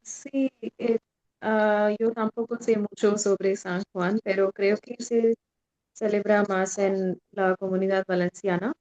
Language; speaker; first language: Spanish; non-native, fluent; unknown